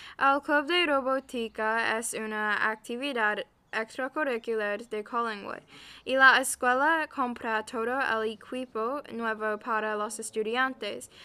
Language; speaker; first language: Spanish; non-native, learner; English